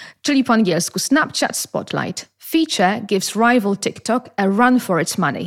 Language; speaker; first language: English; non-native, fluent; Polish